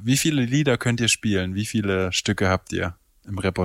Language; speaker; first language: German; native; German